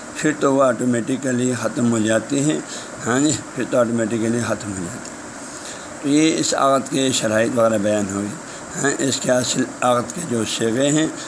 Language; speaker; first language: Urdu; non-native, local second language; Balti